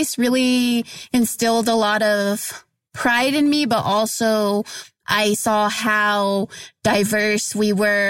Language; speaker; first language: English; native; English